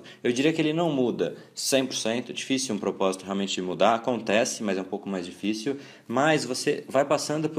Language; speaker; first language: Portuguese; native; Portuguese